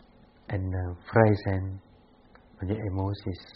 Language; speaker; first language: Dutch; non-native, fluent; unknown